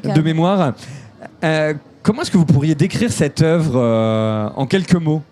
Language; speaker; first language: French; native; French